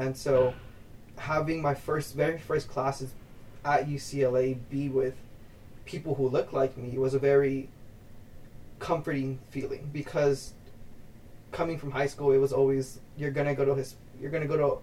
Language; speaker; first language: English; early bilingual, other home language; Spanish